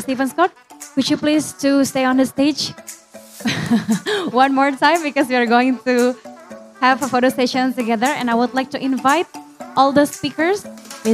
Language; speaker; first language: English; non-native, fluent; Indonesian